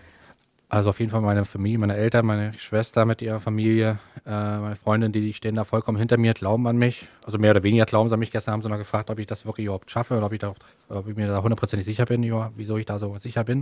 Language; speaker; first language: German; native; German